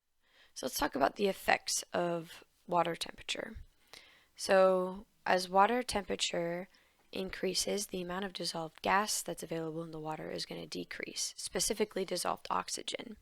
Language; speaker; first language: English; native; English